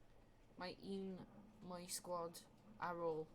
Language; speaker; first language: Welsh; non-native, learner; English